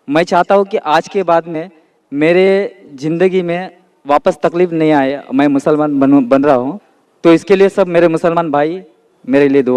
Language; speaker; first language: Hindi; non-native, local second language; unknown